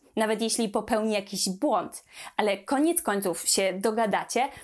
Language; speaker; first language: Polish; native; Polish